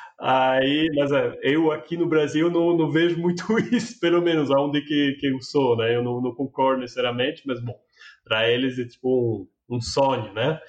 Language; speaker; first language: Portuguese; non-native, fluent; French